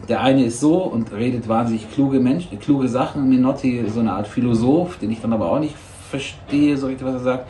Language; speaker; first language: German; native; German